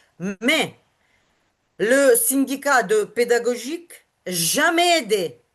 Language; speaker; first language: French; non-native, learner; Ukrainian